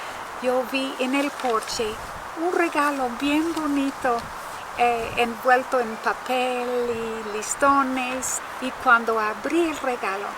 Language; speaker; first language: Spanish; non-native, fluent; English